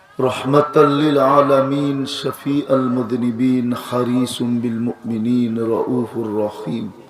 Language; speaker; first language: Arabic; non-native, fluent; Bangla